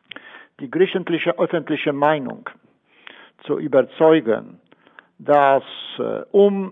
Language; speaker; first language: German; non-native, fluent; Polish